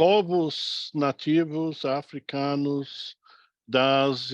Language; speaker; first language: Portuguese; non-native, fluent; English